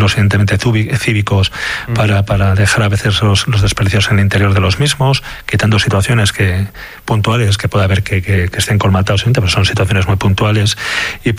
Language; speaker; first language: Spanish; native; Spanish